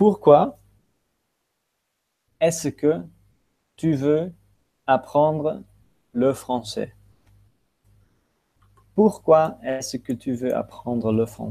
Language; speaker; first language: French; non-native, fluent; Dutch